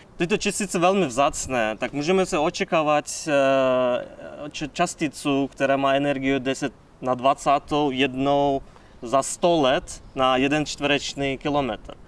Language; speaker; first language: Czech; non-native, fluent; Kazakh